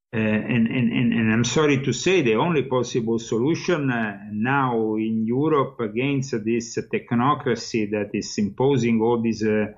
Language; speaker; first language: English; non-native, fluent; Italian